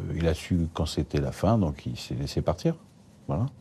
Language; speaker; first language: French; native; French